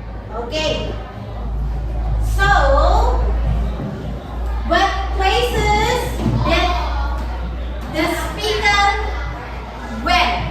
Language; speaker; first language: English; non-native, fluent; Indonesian